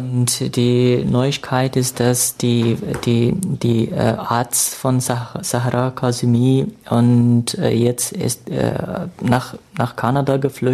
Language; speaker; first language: German; non-native, learner; Persian